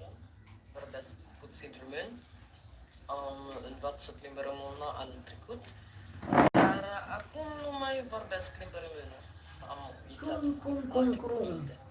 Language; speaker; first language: Romanian; non-native, learner; Filipino